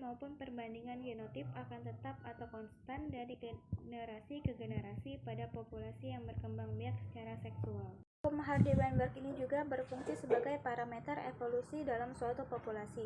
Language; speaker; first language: Indonesian; native; Indonesian